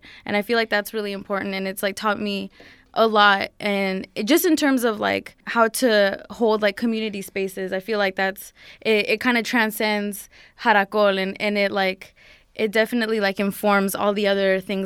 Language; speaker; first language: English; native; English